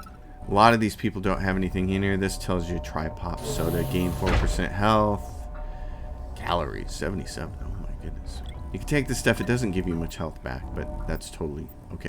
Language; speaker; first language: English; native; English